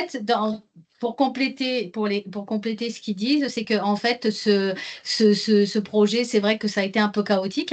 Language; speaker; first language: French; native; French